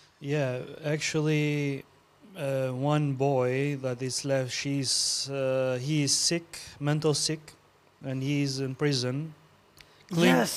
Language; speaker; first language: English; non-native, learner; Albanian